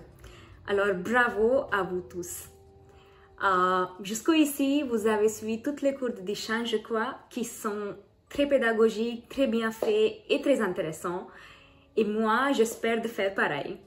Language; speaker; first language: French; non-native, learner; Hindi